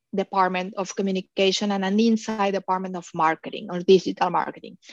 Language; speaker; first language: English; non-native, fluent; Spanish